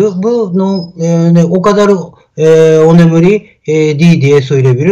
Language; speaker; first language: Turkish; non-native, learner; Japanese